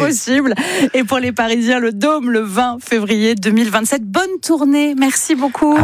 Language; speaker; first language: French; native; French